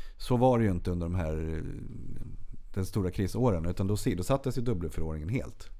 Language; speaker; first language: Swedish; native; Swedish